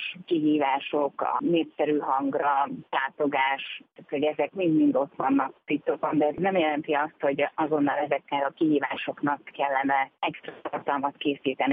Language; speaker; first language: Hungarian; native; Hungarian